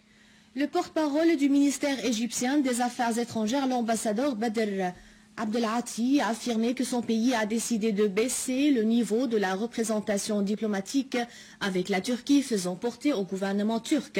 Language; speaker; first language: French; non-native, fluent; Arabic